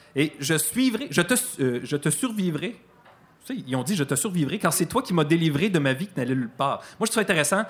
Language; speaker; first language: French; native; French